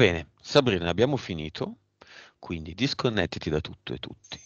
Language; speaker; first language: Italian; native; Italian